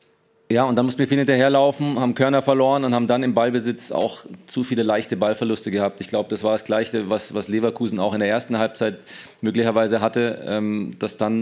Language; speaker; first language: German; native; German